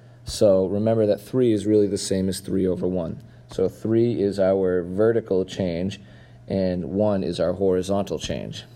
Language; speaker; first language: English; native; English